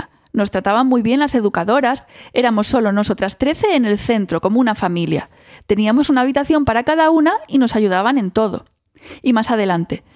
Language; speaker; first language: Spanish; native; Spanish